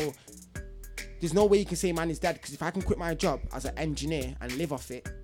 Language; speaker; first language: English; native; English